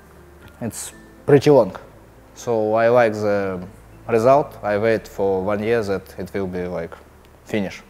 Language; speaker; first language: English; non-native, learner; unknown